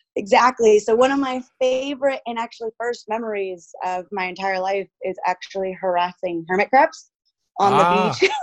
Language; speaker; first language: English; early bilingual, other home language; Spanish